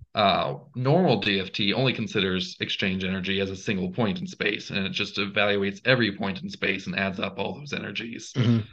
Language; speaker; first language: English; native; English